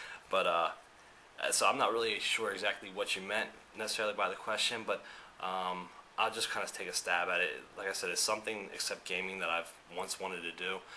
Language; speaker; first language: English; early bilingual, other home language; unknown